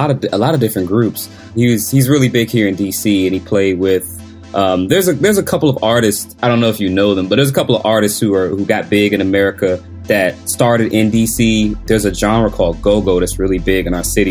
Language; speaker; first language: English; native; English